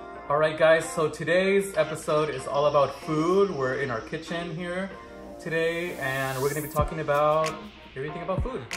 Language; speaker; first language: English; early bilingual, other home language; Spanish